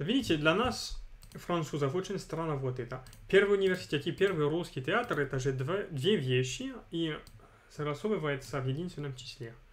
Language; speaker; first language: Russian; non-native, fluent; French